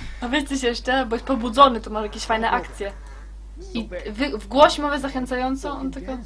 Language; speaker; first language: Polish; native; Polish